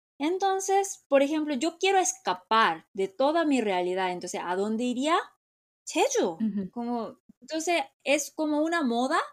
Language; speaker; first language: Spanish; non-native, fluent; Korean